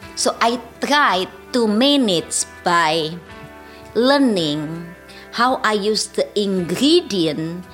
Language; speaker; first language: English; non-native, fluent; Indonesian